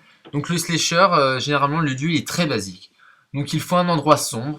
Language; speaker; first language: French; native; French